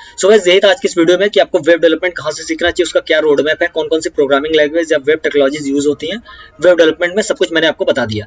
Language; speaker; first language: Hindi; native; Hindi